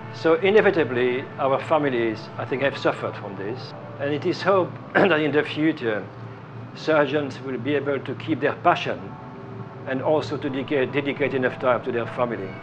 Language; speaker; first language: English; non-native, fluent; French